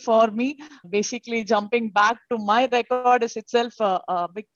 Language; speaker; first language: English; non-native, local second language; Tamil